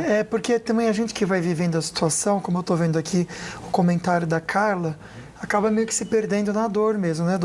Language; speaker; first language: Portuguese; native; Portuguese